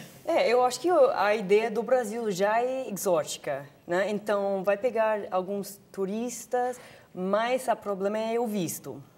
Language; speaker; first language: Portuguese; non-native, fluent; English